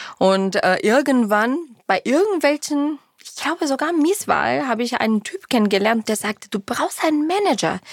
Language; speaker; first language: German; non-native, fluent; Portuguese